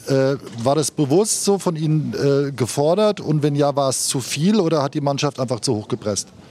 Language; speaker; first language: German; native; German